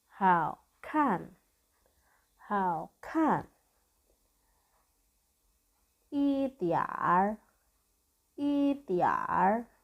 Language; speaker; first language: Chinese; non-native, fluent; Indonesian